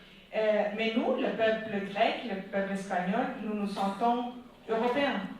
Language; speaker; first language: French; non-native, fluent; Spanish